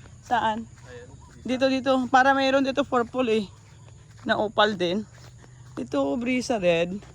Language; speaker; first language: Filipino; native; Filipino